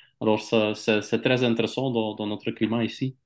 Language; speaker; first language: French; non-native, local second language; Dutch